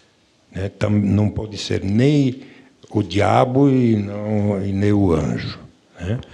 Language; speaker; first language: Portuguese; non-native, fluent; Bulgarian